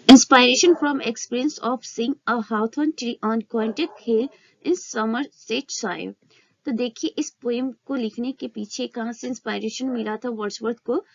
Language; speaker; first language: Hindi; native; Hindi